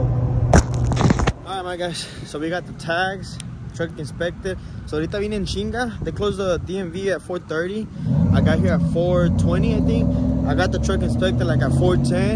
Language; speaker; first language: English; early bilingual, other home language; Spanish